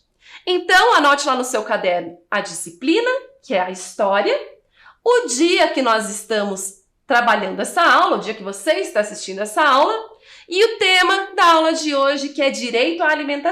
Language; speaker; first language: Portuguese; native; Portuguese